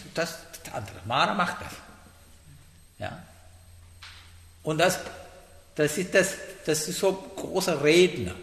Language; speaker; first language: German; non-native, learner; Sinhala